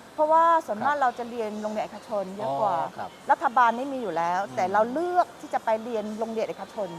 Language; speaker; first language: Thai; non-native, fluent; Malay